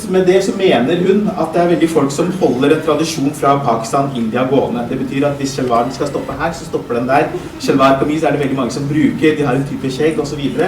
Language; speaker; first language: Norwegian; early bilingual, other home language; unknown